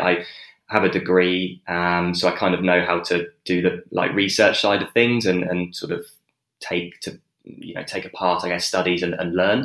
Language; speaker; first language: English; native; English